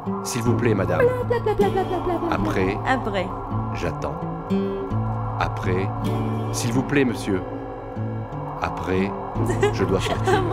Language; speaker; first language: French; non-native, learner; Arabic